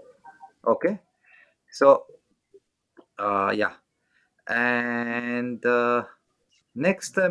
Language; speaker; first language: English; non-native, local second language; French